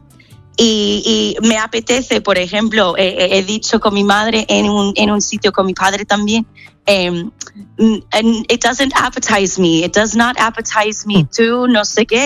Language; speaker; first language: Spanish; non-native, fluent; English